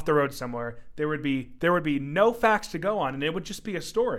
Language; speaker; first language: English; native; English